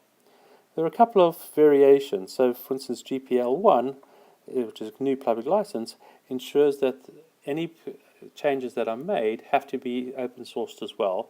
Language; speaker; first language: English; native; English